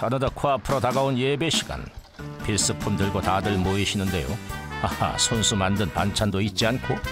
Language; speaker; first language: Korean; native; Korean